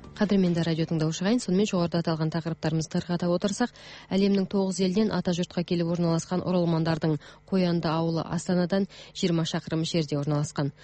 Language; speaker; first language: Kazakh; native; Kazakh